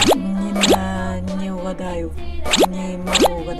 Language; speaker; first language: Russian; non-native, learner; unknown